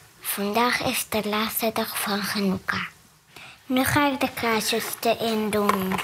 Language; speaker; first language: Dutch; early bilingual, other home language; Hebrew